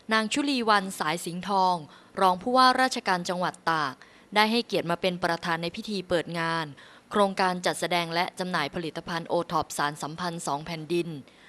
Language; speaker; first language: Thai; native; Thai